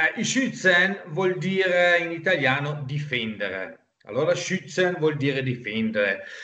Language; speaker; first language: Italian; non-native, local second language; German